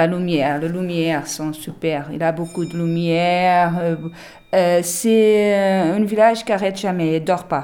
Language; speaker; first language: French; non-native, learner; Portuguese